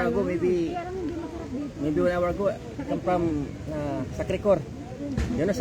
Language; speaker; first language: English; non-native, learner; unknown